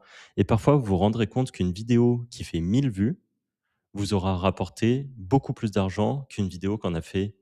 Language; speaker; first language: French; native; French